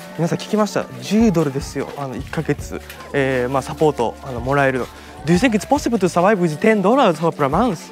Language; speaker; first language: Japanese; native; Japanese